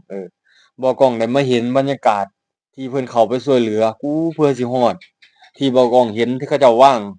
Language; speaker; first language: Thai; non-native, local second language; Northeastern Thai